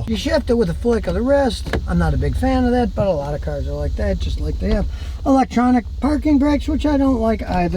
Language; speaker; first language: English; native; English